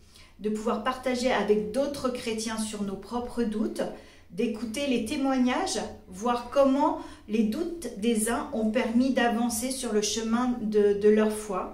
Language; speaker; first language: French; native; French